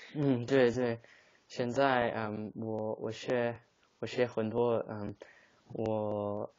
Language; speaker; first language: Chinese; non-native, learner; English